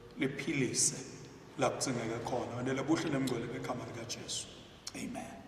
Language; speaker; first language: Zulu; non-native, local second language; Swati